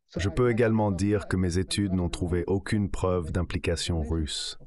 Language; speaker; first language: French; non-native, fluent; Ukrainian